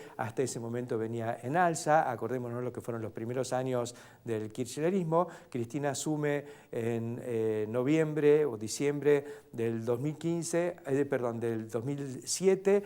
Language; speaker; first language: Spanish; native; Spanish